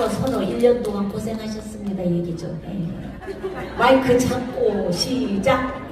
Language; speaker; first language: Korean; native; Korean